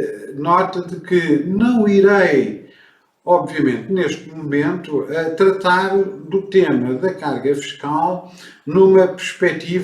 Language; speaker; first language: Portuguese; native; Portuguese